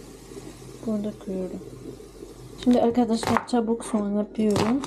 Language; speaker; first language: Turkish; non-native, learner; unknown